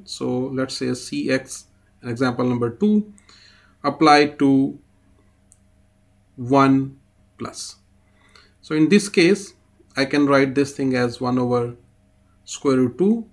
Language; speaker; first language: English; non-native, fluent; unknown